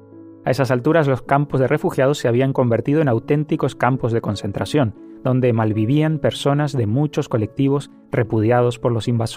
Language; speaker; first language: Spanish; native; Spanish